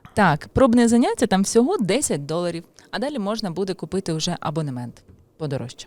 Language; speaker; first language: Ukrainian; native; Ukrainian